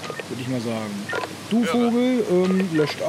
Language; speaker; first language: German; native; German